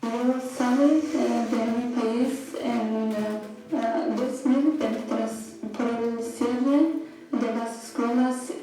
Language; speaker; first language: Spanish; non-native, learner; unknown